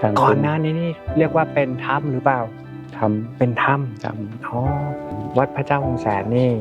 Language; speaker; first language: Thai; native; Thai